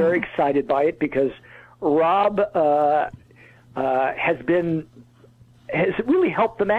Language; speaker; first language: English; native; English